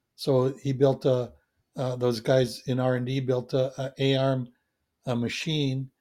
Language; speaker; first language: English; native; English